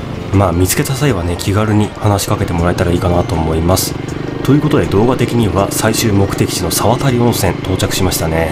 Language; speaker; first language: Japanese; native; Japanese